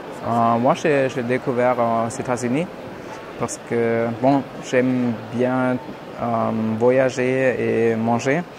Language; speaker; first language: French; non-native, fluent; German